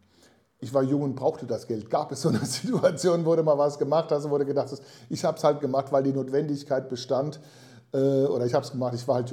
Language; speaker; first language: German; native; German